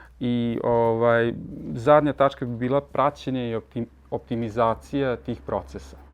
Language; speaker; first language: Serbian; early bilingual, heritage; Serbian